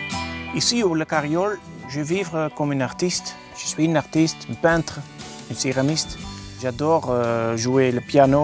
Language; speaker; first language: French; non-native, learner; Dutch